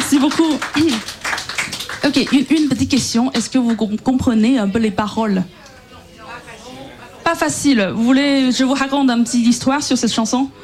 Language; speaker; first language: French; non-native, learner; Chinese